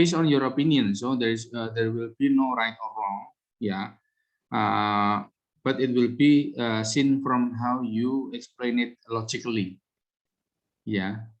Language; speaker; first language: English; non-native, fluent; Indonesian